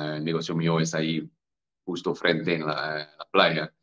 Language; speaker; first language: Spanish; non-native, fluent; English